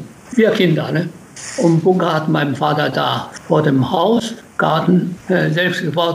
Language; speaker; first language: German; non-native, learner; Japanese